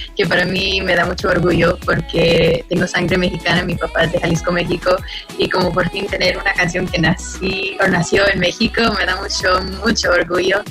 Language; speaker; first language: Spanish; early bilingual, heritage; Spanish